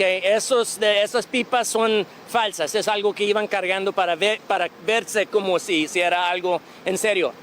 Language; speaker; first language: Spanish; early bilingual, other home language; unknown